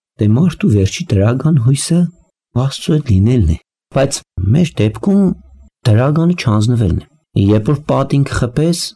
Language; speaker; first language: Armenian; native; Armenian